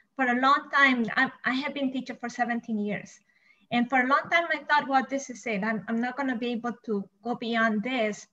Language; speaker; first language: English; non-native, fluent; Spanish